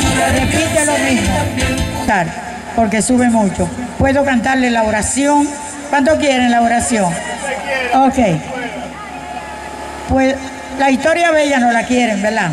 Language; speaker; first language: Spanish; native; Spanish